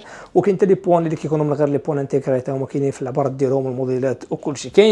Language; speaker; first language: Arabic; native; Arabic